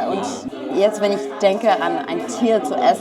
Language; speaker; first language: German; non-native, fluent; French